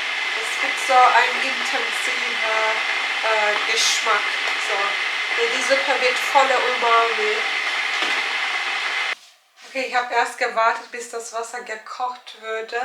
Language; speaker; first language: German; non-native, learner; Turkish